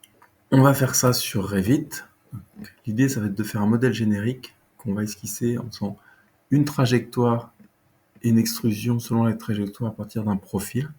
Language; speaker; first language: French; native; French